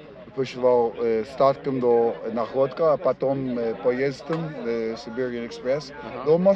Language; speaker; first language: Russian; non-native, learner; English